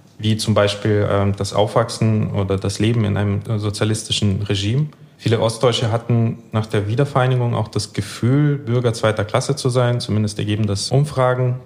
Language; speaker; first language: German; early bilingual, other home language; Russian